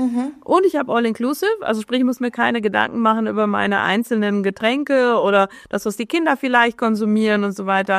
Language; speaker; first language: German; native; German